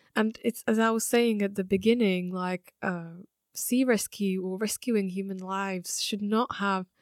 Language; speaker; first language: English; non-native, fluent; Slovak